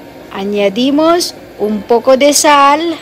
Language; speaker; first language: Spanish; non-native, learner; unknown